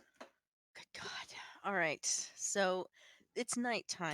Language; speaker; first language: English; native; English